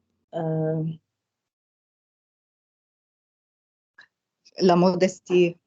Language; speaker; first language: French; non-native, local second language; Arabic